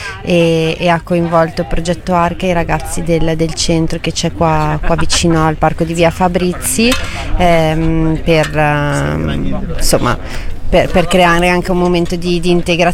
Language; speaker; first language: Italian; native; Italian